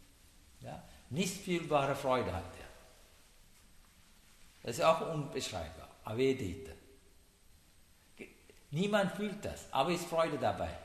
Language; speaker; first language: German; non-native, learner; Sinhala